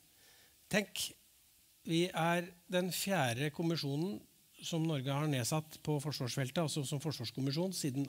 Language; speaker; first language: Norwegian; native; Norwegian